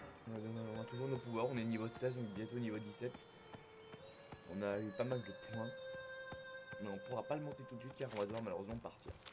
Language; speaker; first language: French; native; French